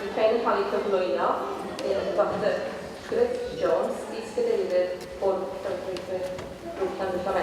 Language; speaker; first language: Welsh; native; Welsh